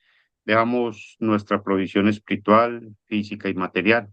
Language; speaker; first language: Spanish; native; Spanish